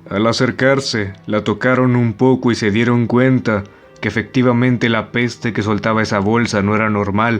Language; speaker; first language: Spanish; native; Spanish